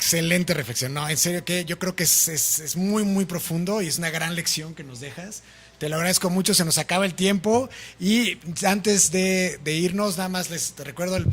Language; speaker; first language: Spanish; native; Spanish